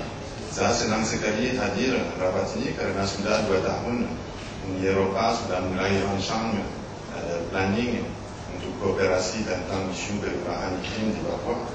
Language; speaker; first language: Indonesian; non-native, learner; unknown